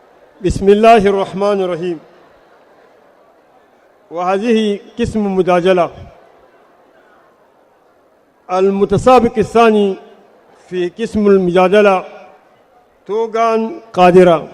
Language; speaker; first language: Arabic; non-native, fluent; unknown